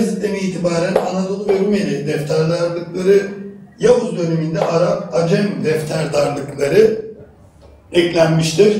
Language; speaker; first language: Turkish; native; Turkish